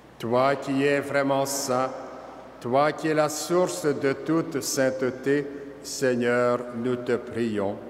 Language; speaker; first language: French; native; French